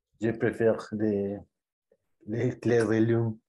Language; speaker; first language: French; non-native, learner; Spanish